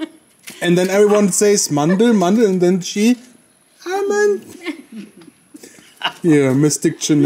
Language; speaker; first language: English; non-native, learner; German